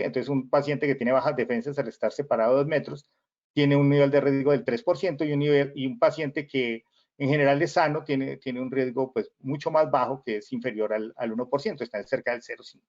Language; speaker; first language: Spanish; native; Spanish